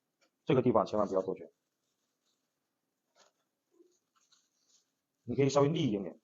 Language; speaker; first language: Chinese; native; Chinese